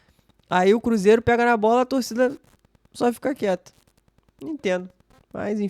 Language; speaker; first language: Portuguese; native; Portuguese